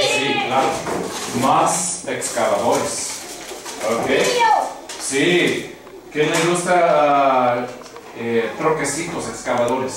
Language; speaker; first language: Spanish; non-native, fluent; English